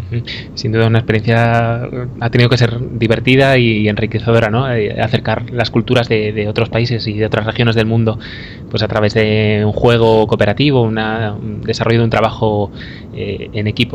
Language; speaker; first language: Spanish; native; Spanish